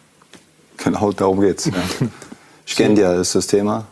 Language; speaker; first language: German; native; German